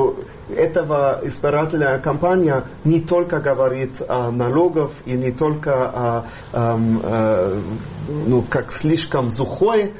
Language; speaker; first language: Russian; non-native, fluent; German